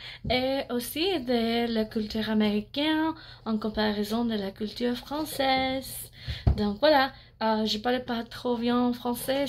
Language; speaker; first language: French; non-native, learner; English